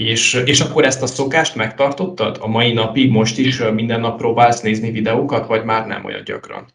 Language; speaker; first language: Hungarian; non-native, fluent; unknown